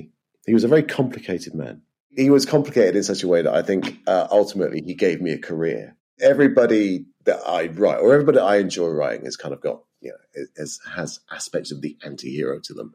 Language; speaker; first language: English; native; English